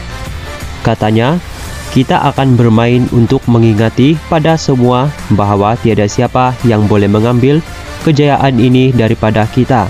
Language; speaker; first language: Malay; native; Malay